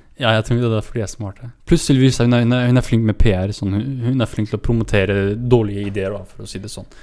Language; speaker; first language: Norwegian; early bilingual, other home language; Kurdish